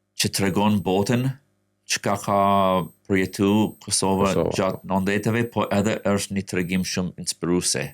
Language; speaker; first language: Albanian; non-native, fluent; English